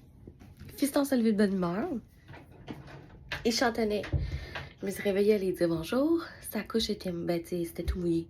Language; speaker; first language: French; native; French